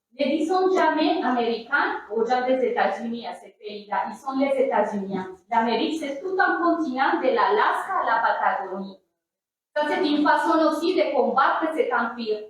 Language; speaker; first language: French; non-native, fluent; Spanish